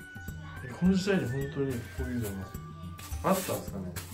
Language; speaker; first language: Japanese; native; Japanese